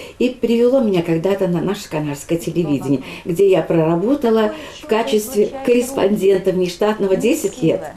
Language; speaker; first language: Russian; non-native, local second language; Chuvash